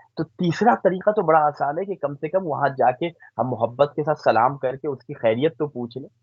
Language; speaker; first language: Urdu; native; Urdu